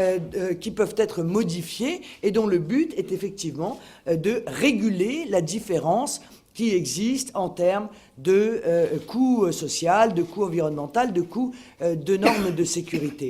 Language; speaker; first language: French; native; French